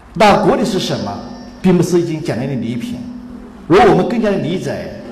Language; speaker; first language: Chinese; native; Chinese